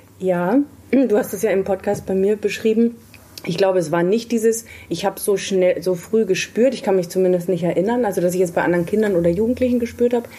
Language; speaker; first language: German; native; German